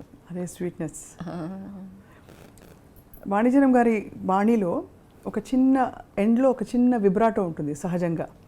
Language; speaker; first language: Telugu; native; Telugu